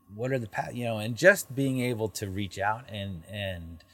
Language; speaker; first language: English; native; English